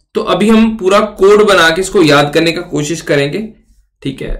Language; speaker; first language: Hindi; native; Hindi